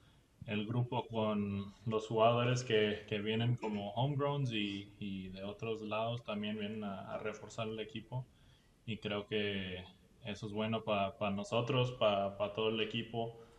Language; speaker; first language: Spanish; early bilingual, heritage; Spanish